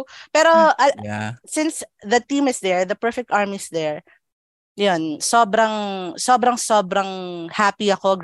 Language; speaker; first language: English; non-native, local second language; Filipino